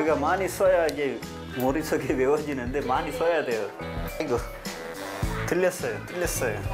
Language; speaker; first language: Korean; non-native, fluent; Sinhala